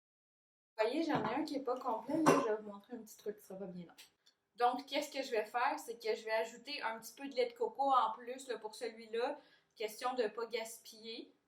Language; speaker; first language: French; native; French